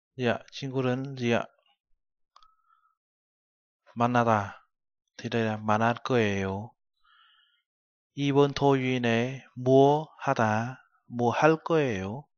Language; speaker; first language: Korean; non-native, learner; Vietnamese